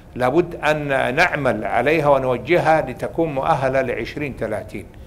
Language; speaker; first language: Arabic; native; Arabic